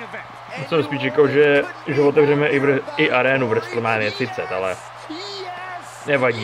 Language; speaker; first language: Czech; native; Czech